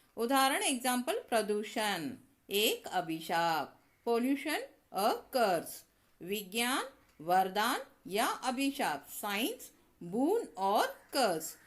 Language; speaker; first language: Hindi; non-native, local second language; Tamil